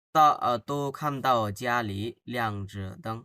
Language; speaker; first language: Chinese; non-native, fluent; Bangla